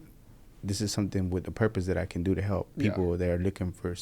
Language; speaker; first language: English; early bilingual, other home language; Spanish